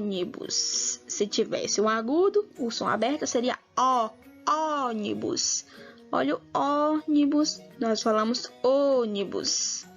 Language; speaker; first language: Portuguese; native; Portuguese